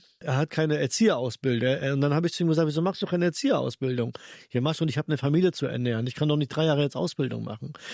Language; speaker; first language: German; early bilingual, other home language; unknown